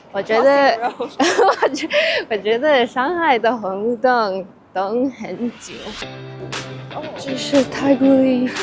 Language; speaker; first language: Chinese; non-native, learner; English